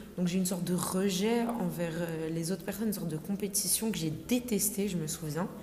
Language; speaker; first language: French; native; French